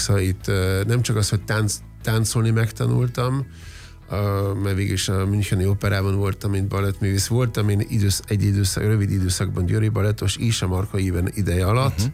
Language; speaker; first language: Hungarian; non-native, fluent; German